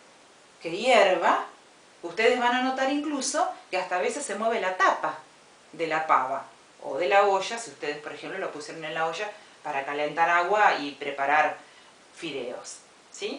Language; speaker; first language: Spanish; native; Spanish